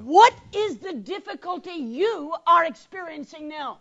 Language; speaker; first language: English; native; English